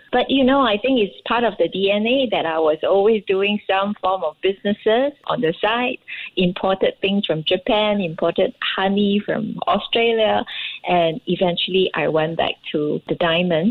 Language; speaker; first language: English; non-native, local second language; Cantonese